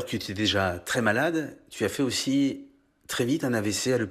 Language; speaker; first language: French; native; French